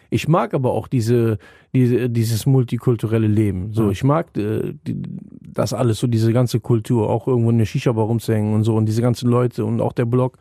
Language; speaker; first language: German; native; German